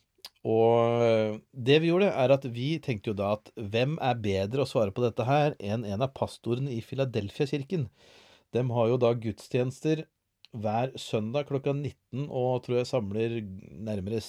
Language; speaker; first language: Norwegian; native; Norwegian